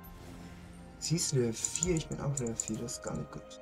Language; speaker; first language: German; native; German